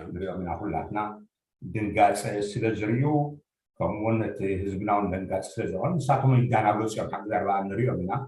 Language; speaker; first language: Tigrinya; native; Tigrinya